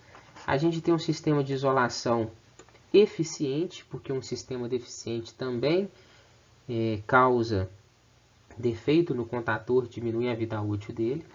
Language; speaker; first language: Portuguese; native; Portuguese